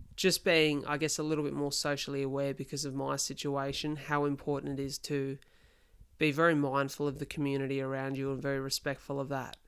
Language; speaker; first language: English; native; English